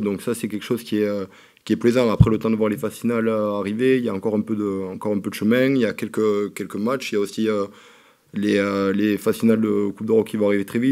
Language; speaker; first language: French; native; French